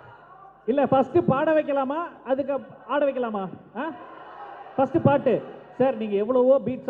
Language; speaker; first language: Tamil; native; Tamil